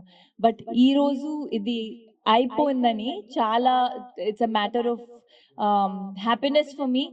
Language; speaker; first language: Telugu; non-native, learner; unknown